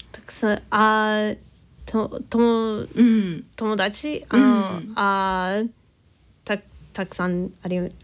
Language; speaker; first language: Japanese; non-native, learner; English